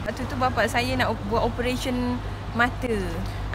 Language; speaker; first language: Malay; native; Malay